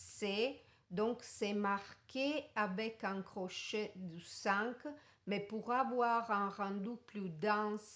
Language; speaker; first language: French; non-native, fluent; Italian